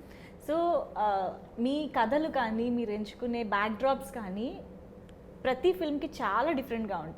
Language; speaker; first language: Telugu; native; Telugu